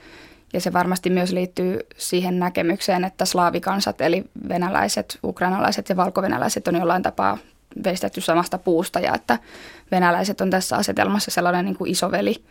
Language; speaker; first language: Finnish; native; Finnish